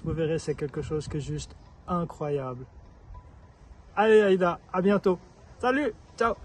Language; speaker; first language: French; native; French